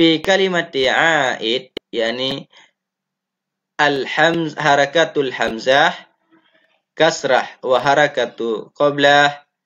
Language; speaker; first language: Arabic; non-native, fluent; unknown